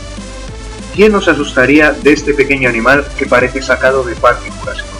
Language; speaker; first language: Spanish; native; Spanish